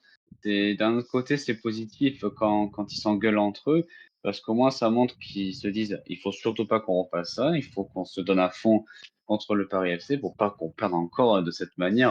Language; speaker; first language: French; native; French